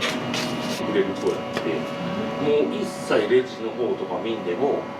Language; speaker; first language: Japanese; native; Japanese